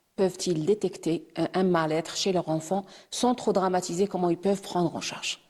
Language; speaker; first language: French; non-native, local second language; Arabic